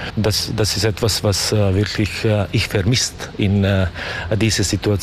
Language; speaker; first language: German; non-native, learner; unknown